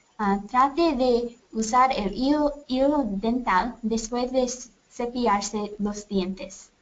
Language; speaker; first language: Spanish; non-native, learner; English